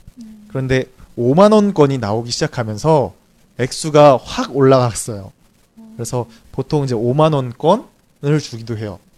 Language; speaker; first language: Korean; native; Korean